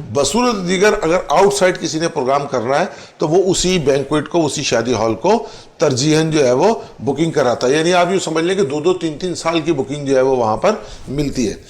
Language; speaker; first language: Urdu; native; Urdu